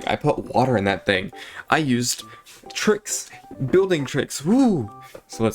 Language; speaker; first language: English; native; English